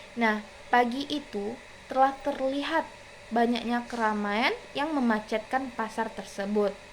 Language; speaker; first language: Indonesian; non-native, local second language; Minangkabau